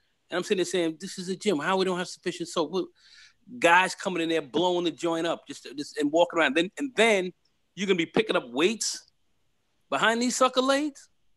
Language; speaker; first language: English; native; English